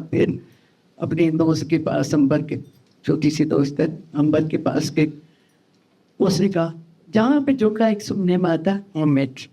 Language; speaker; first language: Urdu; native; Urdu